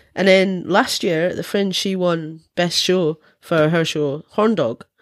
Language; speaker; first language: English; native; English